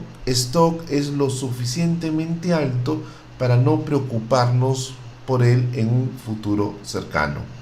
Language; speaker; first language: Spanish; native; Spanish